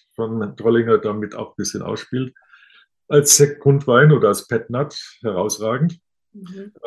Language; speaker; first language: German; native; German